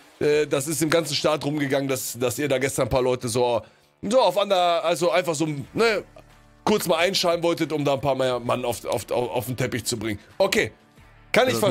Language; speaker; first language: German; native; German